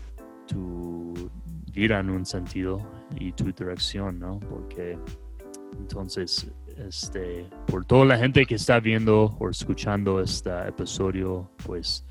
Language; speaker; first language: Spanish; non-native, fluent; English